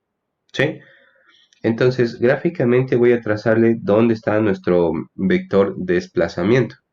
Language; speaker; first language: Spanish; native; Spanish